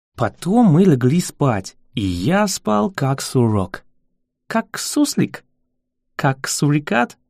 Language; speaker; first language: Russian; non-native, fluent; English